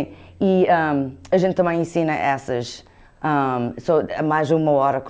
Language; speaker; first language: Portuguese; early bilingual, heritage; Portuguese